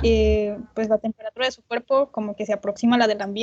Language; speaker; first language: Spanish; native; Spanish